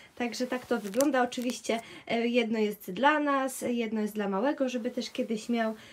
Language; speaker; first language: Polish; native; Polish